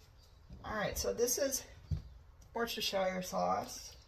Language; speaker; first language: English; native; English